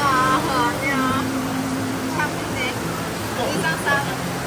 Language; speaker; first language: Korean; non-native, learner; Chinese